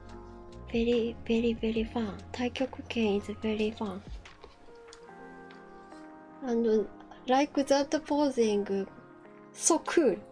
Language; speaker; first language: English; non-native, learner; Japanese